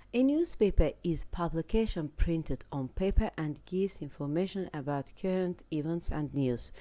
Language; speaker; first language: English; non-native, fluent; Azerbaijani